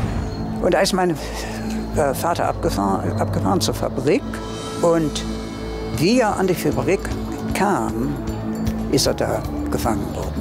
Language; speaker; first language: German; early bilingual, heritage; German